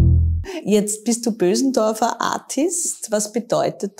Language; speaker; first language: German; native; German